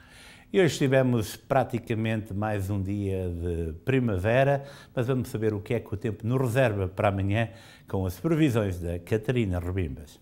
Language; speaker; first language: Portuguese; native; Portuguese